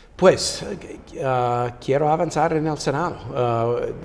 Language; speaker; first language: Spanish; non-native, fluent; English